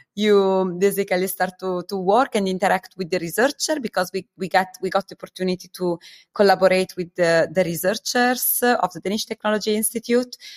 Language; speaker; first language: English; non-native, fluent; Italian